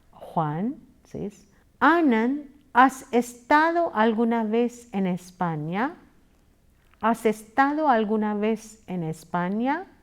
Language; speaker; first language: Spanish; non-native, fluent; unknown